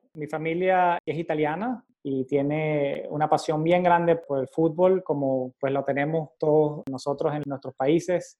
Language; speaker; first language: Spanish; native; Spanish